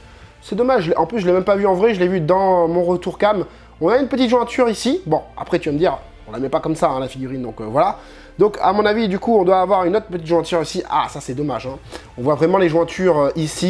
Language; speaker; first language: French; native; French